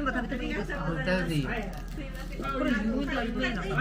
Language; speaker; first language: Japanese; non-native, learner; Korean